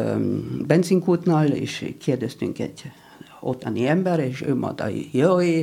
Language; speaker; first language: Hungarian; non-native, learner; German